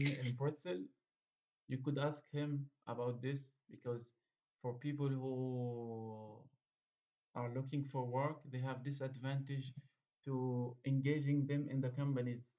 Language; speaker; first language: English; non-native, fluent; Arabic